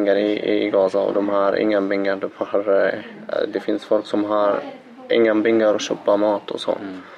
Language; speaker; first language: Swedish; non-native, fluent; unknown